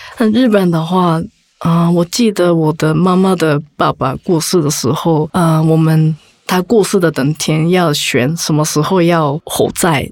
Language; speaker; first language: Chinese; non-native, fluent; Japanese